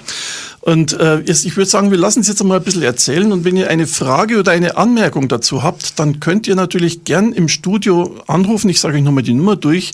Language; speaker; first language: German; native; German